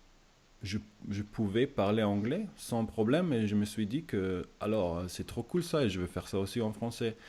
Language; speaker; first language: French; non-native, fluent; German